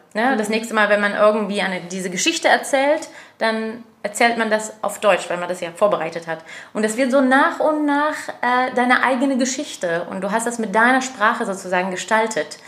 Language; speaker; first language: German; non-native, fluent; Arabic